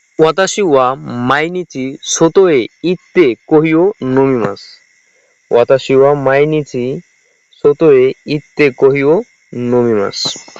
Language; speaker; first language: Japanese; non-native, learner; Bangla